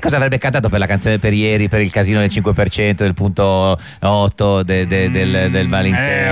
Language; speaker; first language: Italian; native; Italian